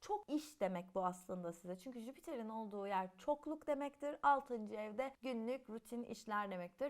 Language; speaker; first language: Turkish; native; Turkish